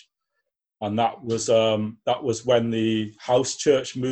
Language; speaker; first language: English; native; English